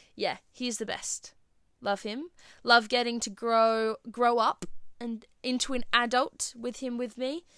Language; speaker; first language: English; native; English